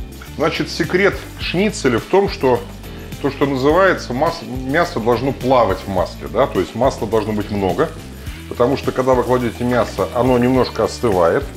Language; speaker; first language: Russian; native; Russian